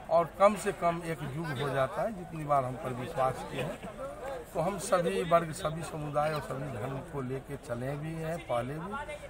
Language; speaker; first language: Hindi; native; Hindi